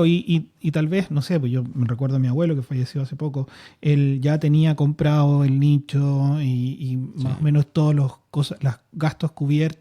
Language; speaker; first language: Spanish; native; Spanish